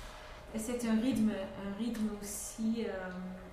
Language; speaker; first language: French; non-native, fluent; English